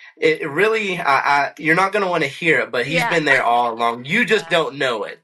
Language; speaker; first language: English; native; English